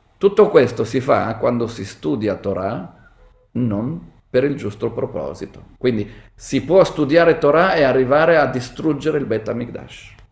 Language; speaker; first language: Italian; non-native, fluent; Hebrew